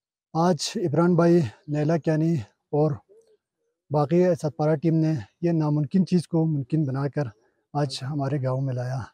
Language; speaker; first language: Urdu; non-native, local second language; Balti